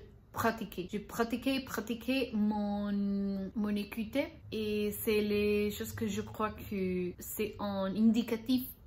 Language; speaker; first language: French; non-native, learner; Spanish